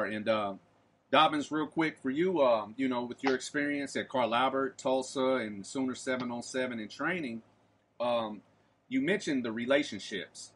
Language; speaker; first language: English; native; English